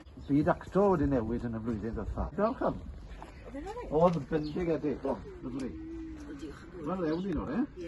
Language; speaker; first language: Welsh; native; Welsh